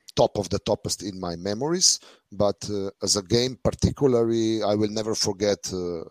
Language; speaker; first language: English; non-native, fluent; Slovenian